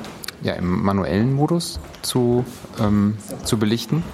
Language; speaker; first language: German; native; German